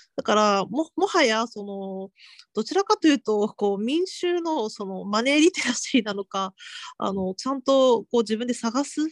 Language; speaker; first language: Japanese; non-native, fluent; Chinese